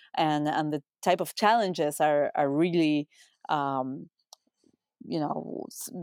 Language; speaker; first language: English; non-native, fluent; Spanish